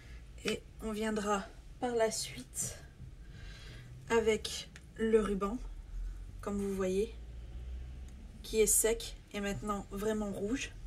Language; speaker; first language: French; native; French